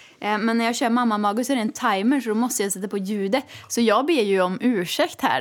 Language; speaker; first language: Swedish; native; Swedish